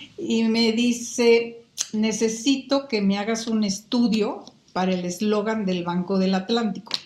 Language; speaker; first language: Spanish; native; Spanish